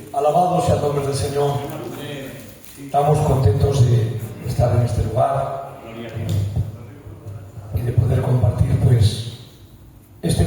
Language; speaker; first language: Spanish; native; Spanish